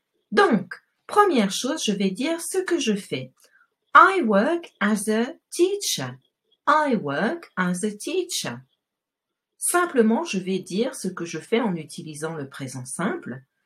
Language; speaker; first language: French; native; French